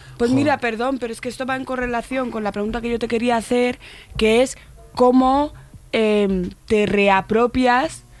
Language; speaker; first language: Spanish; native; Spanish